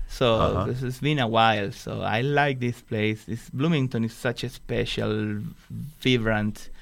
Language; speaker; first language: English; non-native, fluent; Spanish